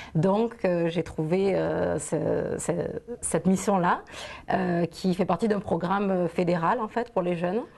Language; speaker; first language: French; native; French